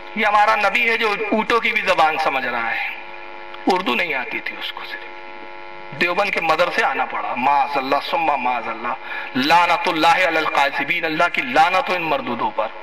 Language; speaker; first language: Urdu; native; Urdu